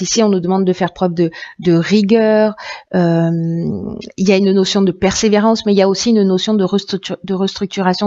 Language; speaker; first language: French; native; French